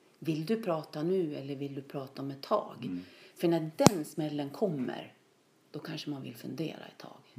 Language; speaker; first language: Swedish; native; Swedish